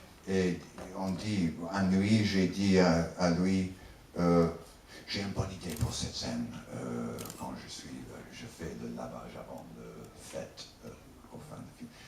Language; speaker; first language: French; non-native, learner; English